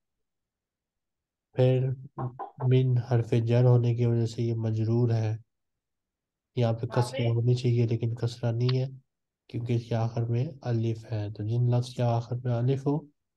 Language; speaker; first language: Urdu; native; Urdu